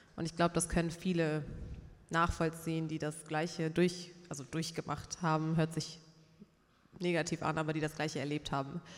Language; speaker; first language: German; early bilingual, other home language; Persian